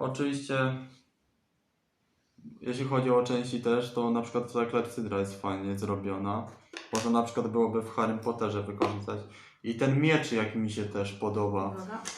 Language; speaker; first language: Polish; native; Polish